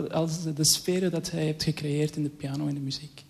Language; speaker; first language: Dutch; early bilingual, other home language; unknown